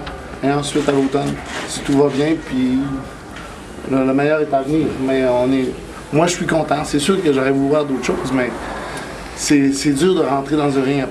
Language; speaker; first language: French; native; French